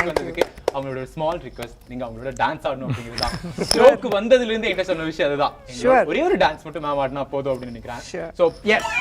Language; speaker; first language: Tamil; native; Tamil